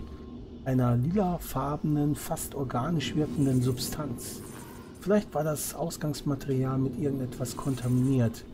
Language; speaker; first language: German; native; German